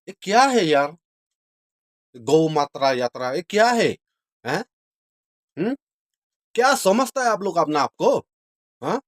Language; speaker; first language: Hindi; non-native, local second language; Khasi